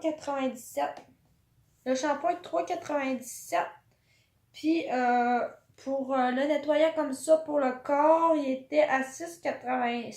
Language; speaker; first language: French; native; French